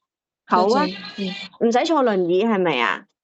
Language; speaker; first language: Cantonese; native; Cantonese